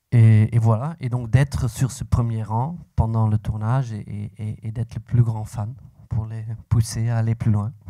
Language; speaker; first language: French; non-native, local second language; Dutch